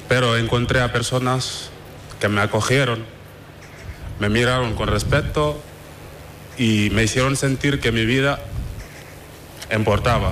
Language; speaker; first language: Spanish; non-native, fluent; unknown